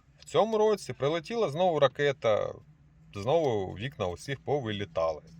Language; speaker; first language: Ukrainian; non-native, local second language; Russian